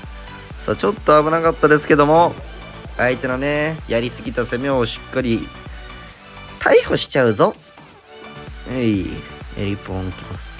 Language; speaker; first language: Japanese; native; Japanese